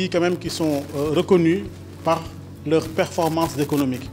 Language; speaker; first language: French; non-native, local second language; Wolof